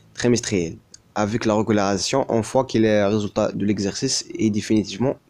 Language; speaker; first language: French; non-native, local second language; Arabic